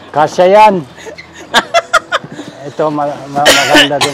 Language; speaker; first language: Filipino; non-native, learner; Japanese